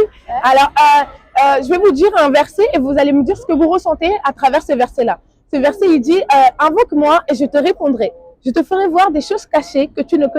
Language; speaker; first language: French; native; French